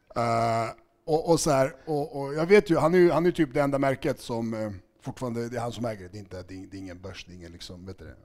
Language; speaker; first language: Swedish; early bilingual, other home language; Serbian